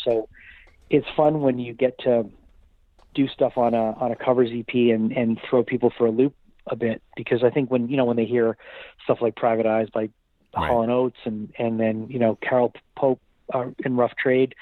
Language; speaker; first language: English; native; English